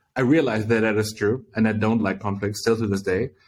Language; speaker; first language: English; early bilingual, other home language; Chinese